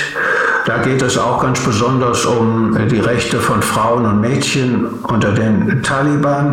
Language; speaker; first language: German; native; German